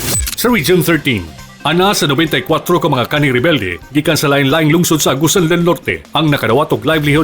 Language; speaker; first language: Cebuano; native; Cebuano